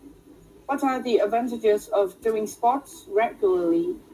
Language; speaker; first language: English; non-native, fluent; Vietnamese